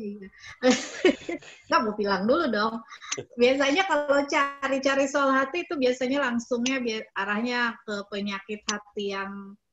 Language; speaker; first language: Indonesian; native; Indonesian